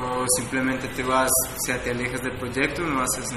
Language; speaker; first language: Spanish; native; Spanish